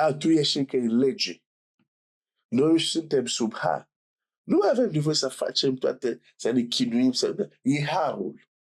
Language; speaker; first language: Romanian; non-native, fluent; French